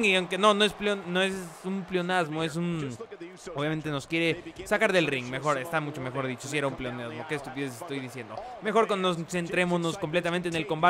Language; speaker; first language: Spanish; native; Spanish